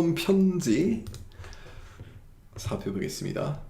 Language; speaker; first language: Korean; non-native, fluent; English